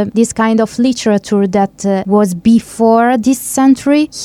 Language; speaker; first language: English; non-native, fluent; Italian